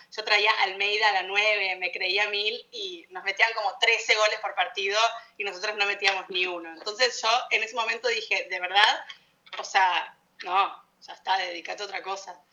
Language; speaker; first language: Spanish; native; Spanish